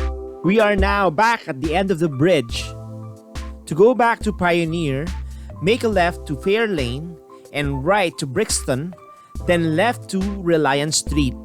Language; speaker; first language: English; non-native, local second language; Filipino